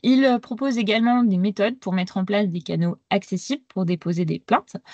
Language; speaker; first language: French; native; French